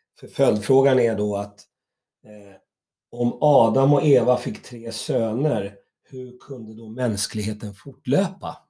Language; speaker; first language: Swedish; native; Swedish